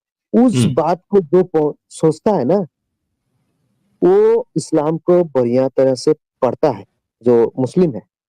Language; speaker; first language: Hindi; non-native, local second language; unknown